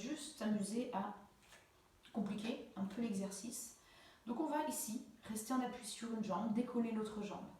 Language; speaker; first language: French; native; French